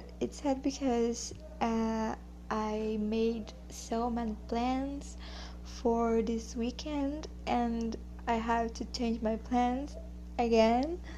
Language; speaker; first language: English; non-native, learner; Portuguese